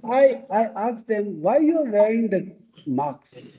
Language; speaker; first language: English; non-native, fluent; Tibetan